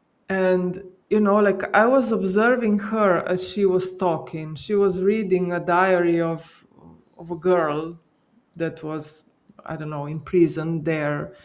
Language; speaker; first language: English; non-native, fluent; Slovenian